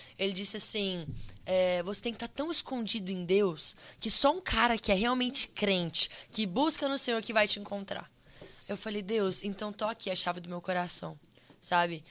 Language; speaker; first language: Portuguese; native; Portuguese